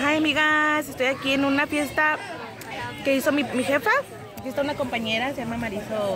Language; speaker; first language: Spanish; native; Spanish